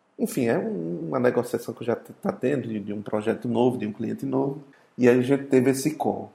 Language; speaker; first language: Portuguese; native; Portuguese